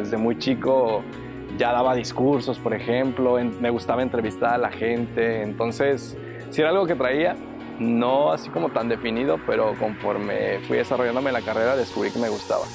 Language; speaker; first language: Spanish; native; Spanish